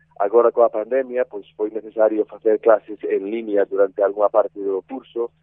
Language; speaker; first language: Galician; non-native, fluent; English